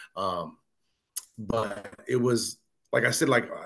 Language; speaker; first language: English; native; English